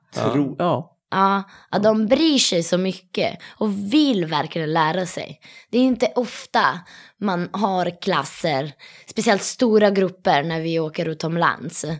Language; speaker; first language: Swedish; native; Swedish